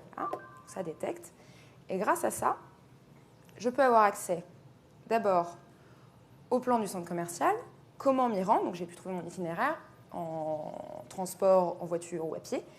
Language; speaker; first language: French; native; French